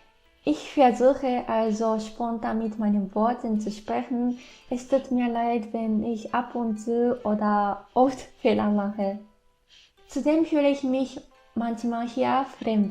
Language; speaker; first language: German; non-native, fluent; Japanese